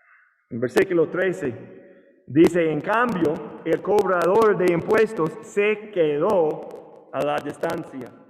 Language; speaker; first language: Spanish; non-native, learner; English